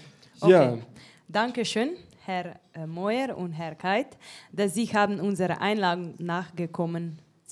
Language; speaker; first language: German; non-native, learner; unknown